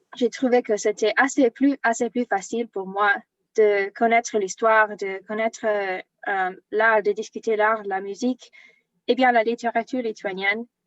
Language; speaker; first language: French; non-native, learner; English